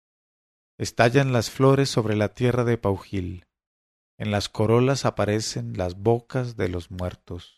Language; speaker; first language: Spanish; native; Spanish